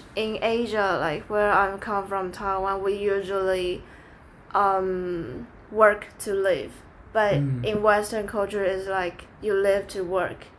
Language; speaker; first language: English; non-native, fluent; Chinese